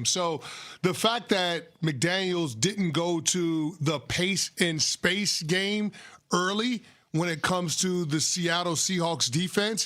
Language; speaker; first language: English; native; English